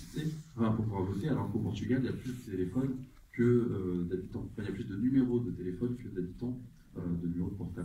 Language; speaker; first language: French; native; French